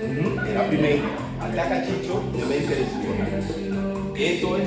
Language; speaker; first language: Bulgarian; non-native, learner; Spanish